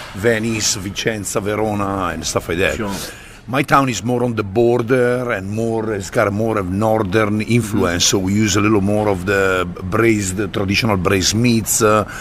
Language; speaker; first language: English; non-native, fluent; Italian